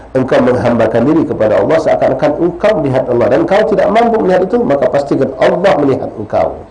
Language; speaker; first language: Malay; native; Malay